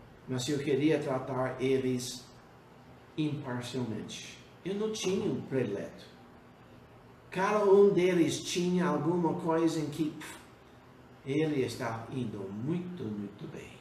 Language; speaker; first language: Portuguese; non-native, fluent; English